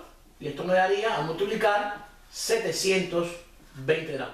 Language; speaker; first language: Spanish; native; Spanish